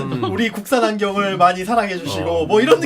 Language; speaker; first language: Korean; native; Korean